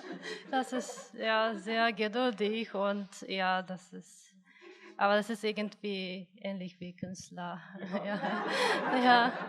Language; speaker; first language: German; non-native, fluent; Japanese